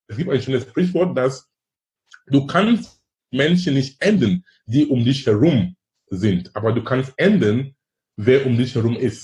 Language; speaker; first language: German; non-native, fluent; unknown